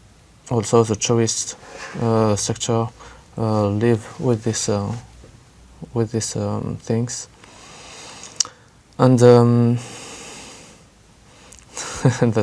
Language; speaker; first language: English; non-native, learner; French